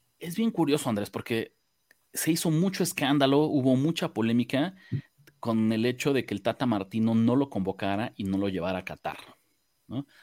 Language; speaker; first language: Spanish; native; Spanish